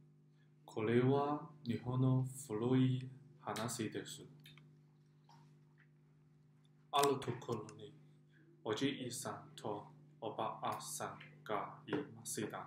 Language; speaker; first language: Japanese; non-native, learner; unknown